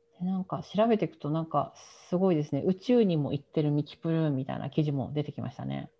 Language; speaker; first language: Japanese; native; Japanese